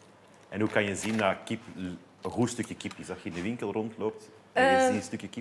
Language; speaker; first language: Dutch; native; Dutch